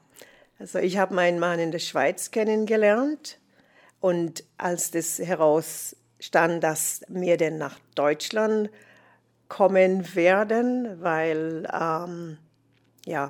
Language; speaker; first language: German; non-native, fluent; English